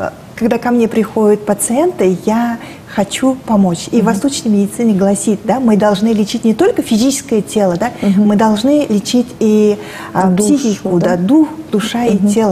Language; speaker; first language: Russian; native; Russian